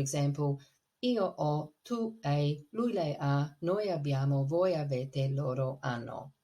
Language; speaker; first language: Italian; non-native, fluent; English